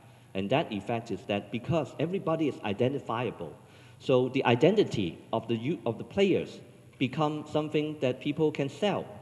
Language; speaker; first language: English; non-native, local second language; Cantonese